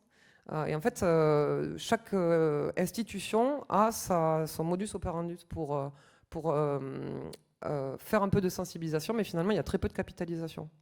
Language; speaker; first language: French; native; French